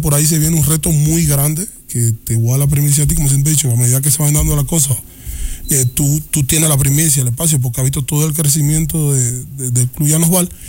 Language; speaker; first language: Spanish; native; Spanish